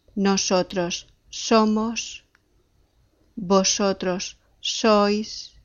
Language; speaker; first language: Spanish; native; Spanish